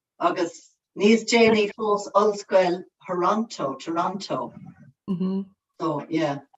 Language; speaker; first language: Irish; non-native, local second language; English